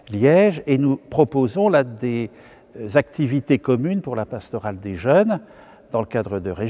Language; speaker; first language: French; native; French